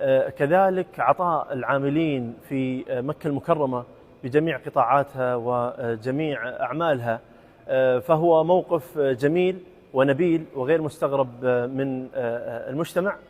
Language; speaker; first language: Arabic; native; Arabic